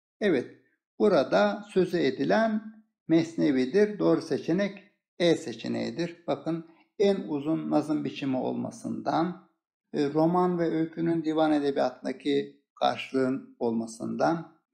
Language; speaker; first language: Turkish; native; Turkish